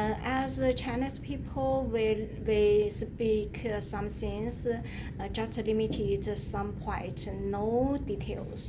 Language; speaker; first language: English; non-native, learner; Chinese